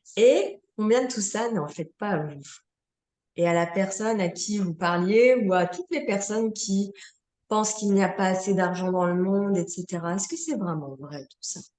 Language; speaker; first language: French; native; French